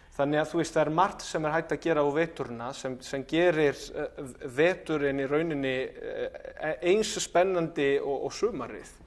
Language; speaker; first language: Icelandic; non-native, fluent; Italian